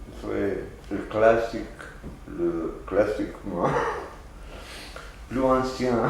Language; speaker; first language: French; non-native, learner; Portuguese